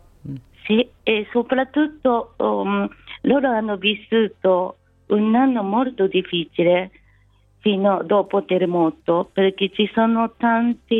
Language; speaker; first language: Italian; non-native, fluent; Japanese